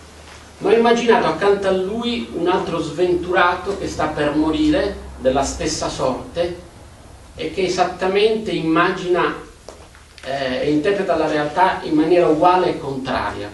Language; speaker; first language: Italian; native; Italian